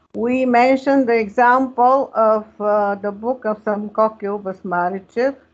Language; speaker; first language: English; non-native, fluent; Bulgarian